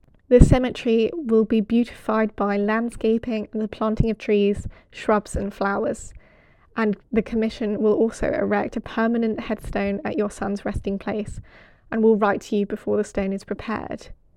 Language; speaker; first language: English; native; English